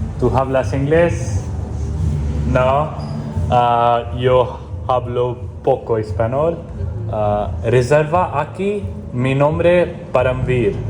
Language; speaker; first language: Spanish; non-native, learner; Hindi